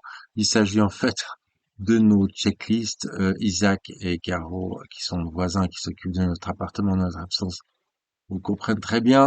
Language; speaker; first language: French; native; French